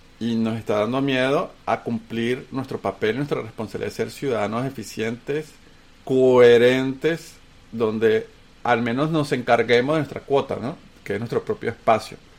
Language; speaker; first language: Spanish; native; Spanish